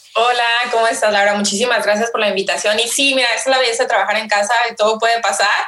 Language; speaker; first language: Spanish; native; Spanish